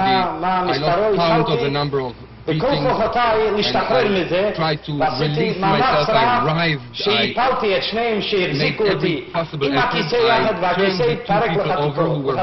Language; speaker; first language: Hebrew; non-native, fluent; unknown